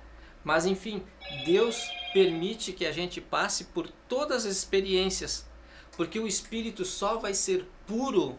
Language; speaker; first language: Portuguese; native; Portuguese